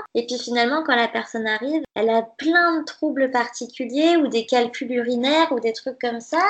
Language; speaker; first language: French; native; French